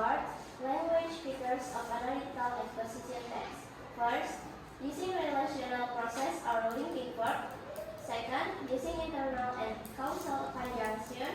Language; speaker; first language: English; non-native, learner; Indonesian